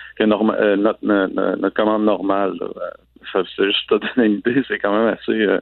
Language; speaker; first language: French; native; French